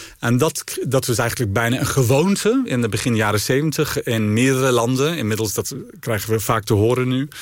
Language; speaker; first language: Dutch; non-native, fluent; English